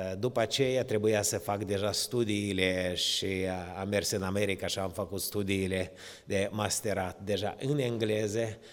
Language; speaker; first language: Romanian; non-native, local second language; Ukrainian